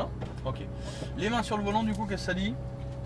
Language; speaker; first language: French; native; French